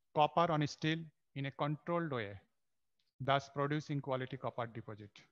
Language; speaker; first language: English; non-native, local second language; Bangla